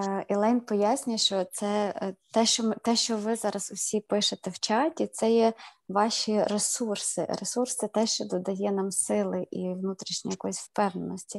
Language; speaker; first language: Ukrainian; native; Ukrainian